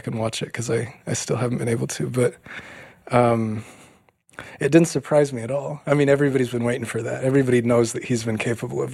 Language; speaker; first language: English; native; English